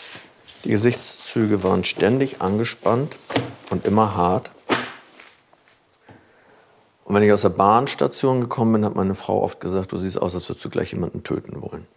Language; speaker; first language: German; native; German